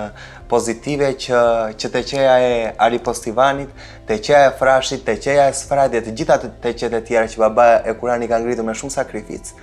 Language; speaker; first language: Albanian; native; Albanian